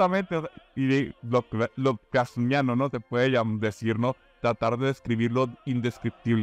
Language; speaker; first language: Spanish; native; Spanish